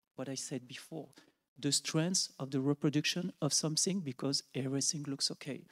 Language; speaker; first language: English; non-native, fluent; French